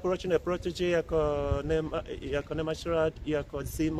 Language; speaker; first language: Czech; non-native, learner; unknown